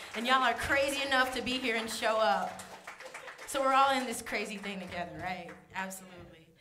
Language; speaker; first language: English; native; English